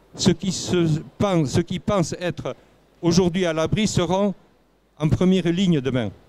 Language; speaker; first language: French; native; French